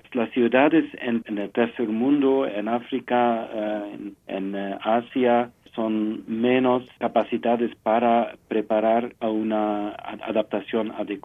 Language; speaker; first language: Spanish; non-native, fluent; French